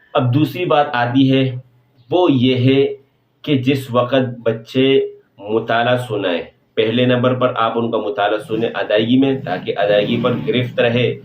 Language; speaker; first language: Urdu; non-native, local second language; Pashto